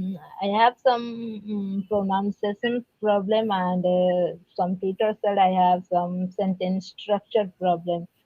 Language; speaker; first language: English; non-native, learner; Odia